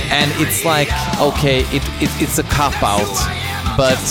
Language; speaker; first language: English; non-native, fluent; Swedish